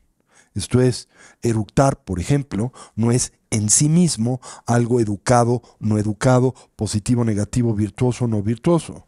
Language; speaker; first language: Spanish; native; Spanish